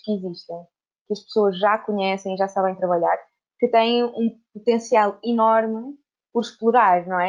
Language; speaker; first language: Portuguese; native; Portuguese